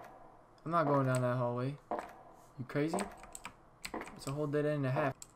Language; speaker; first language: English; native; English